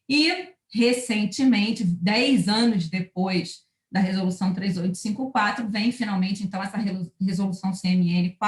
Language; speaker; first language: Portuguese; native; Portuguese